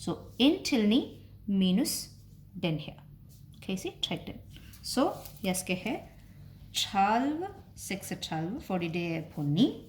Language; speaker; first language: Danish; non-native, fluent; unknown